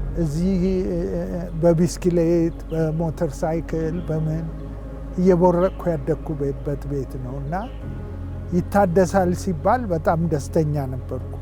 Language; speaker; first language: Amharic; native; Amharic